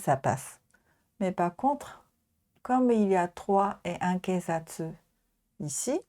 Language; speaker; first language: French; non-native, fluent; Japanese